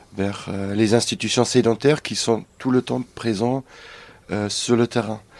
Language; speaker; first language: French; non-native, fluent; German